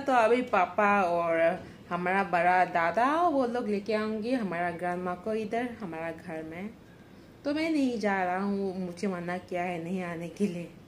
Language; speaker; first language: Hindi; non-native, local second language; Bangla